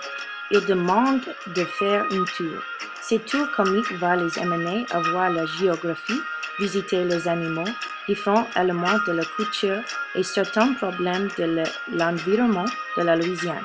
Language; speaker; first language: French; non-native, learner; English